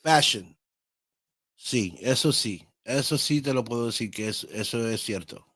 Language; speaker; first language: Spanish; early bilingual, heritage; Spanish